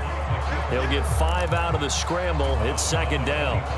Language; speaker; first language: English; native; English